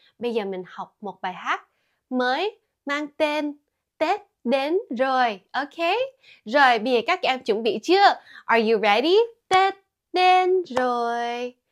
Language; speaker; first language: Vietnamese; early bilingual, heritage; Vietnamese